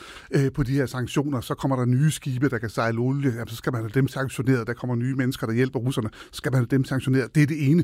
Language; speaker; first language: Danish; native; Danish